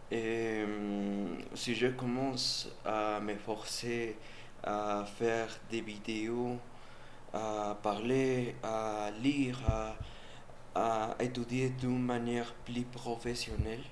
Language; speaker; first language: French; non-native, learner; Spanish